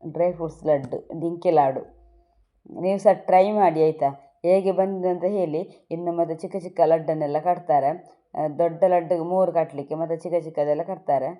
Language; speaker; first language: Kannada; non-native, local second language; Tulu